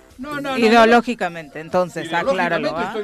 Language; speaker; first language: Spanish; native; Spanish